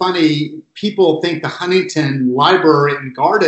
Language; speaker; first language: English; native; English